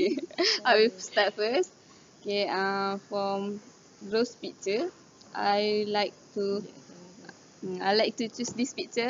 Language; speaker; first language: English; non-native, learner; Malay